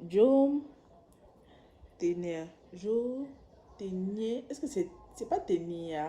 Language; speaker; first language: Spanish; non-native, learner; French